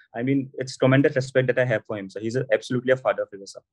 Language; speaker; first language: English; non-native, local second language; Assamese